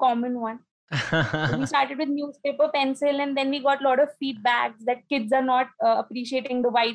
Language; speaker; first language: English; non-native, local second language; Marathi